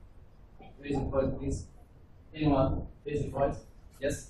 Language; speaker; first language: English; non-native, learner; Arabic